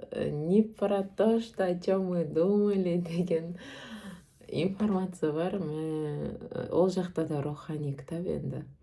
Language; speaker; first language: Kazakh; non-native, local second language; Russian